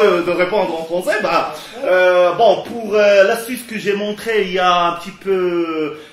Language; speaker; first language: French; non-native, local second language; Arabic